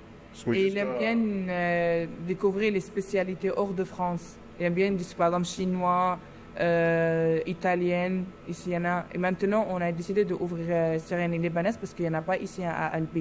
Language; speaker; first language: French; non-native, fluent; Arabic